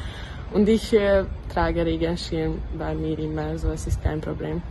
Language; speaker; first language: German; non-native, learner; Hungarian